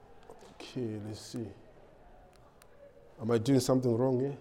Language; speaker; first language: English; non-native, local second language; Nyanja